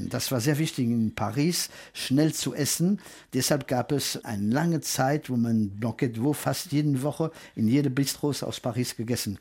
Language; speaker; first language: German; non-native, fluent; French